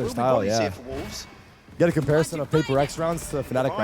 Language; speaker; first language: English; native; English